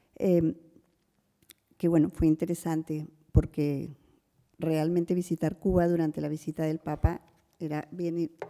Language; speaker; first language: Spanish; native; Spanish